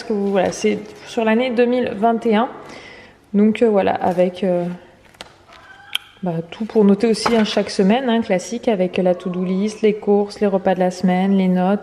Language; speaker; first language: French; native; French